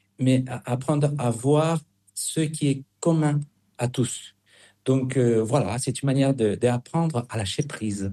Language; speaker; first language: French; non-native, fluent; Spanish